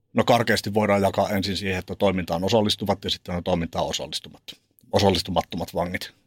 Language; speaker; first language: Finnish; native; Finnish